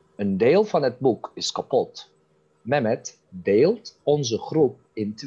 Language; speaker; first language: Dutch; non-native, fluent; Turkish